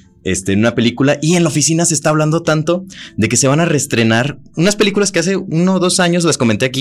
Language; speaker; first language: Spanish; native; Spanish